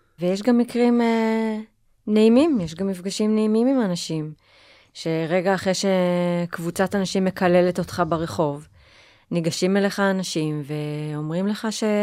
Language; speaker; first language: Hebrew; native; Hebrew